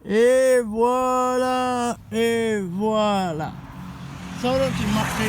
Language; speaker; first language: French; non-native, learner; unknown